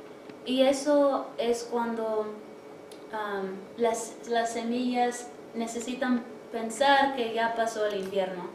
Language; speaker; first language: Spanish; early bilingual, heritage; English